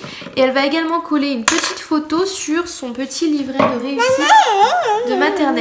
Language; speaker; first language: French; native; French